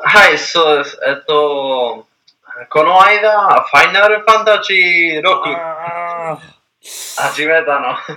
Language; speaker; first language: Japanese; non-native, learner; English